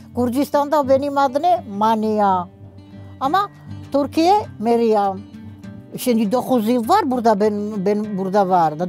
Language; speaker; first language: Turkish; non-native, learner; Georgian